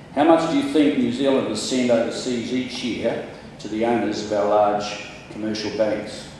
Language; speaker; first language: English; native; English